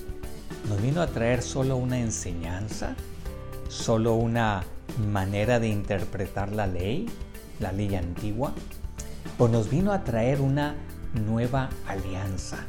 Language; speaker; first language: Spanish; native; Spanish